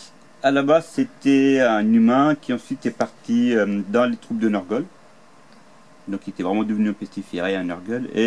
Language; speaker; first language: French; native; French